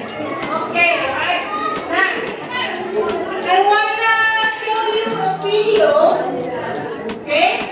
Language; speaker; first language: English; non-native, fluent; Indonesian